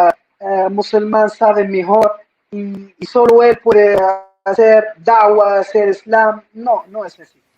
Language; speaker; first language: Spanish; non-native, fluent; Arabic